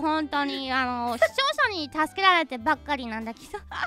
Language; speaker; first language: Japanese; non-native, fluent; German